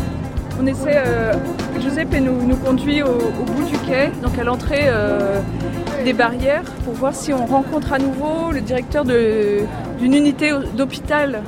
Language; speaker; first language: French; native; French